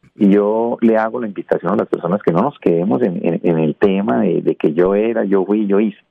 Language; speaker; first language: Spanish; native; Spanish